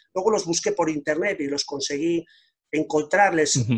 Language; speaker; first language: Spanish; native; Spanish